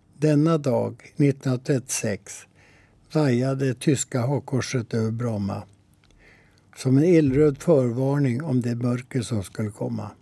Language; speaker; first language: Swedish; native; Swedish